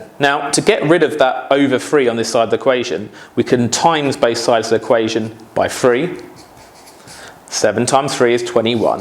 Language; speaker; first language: English; native; English